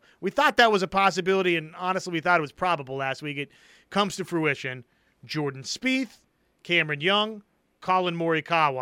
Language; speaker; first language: English; native; English